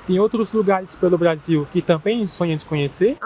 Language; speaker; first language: Portuguese; native; Portuguese